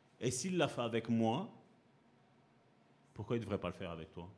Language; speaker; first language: French; native; French